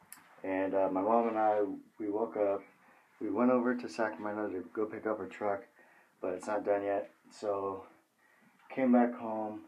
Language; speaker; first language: English; native; English